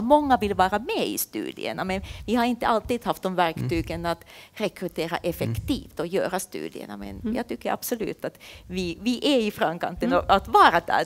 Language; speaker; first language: Swedish; non-native, fluent; Finnish